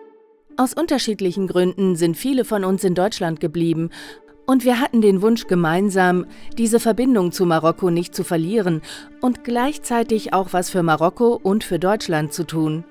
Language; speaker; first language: German; non-native, fluent; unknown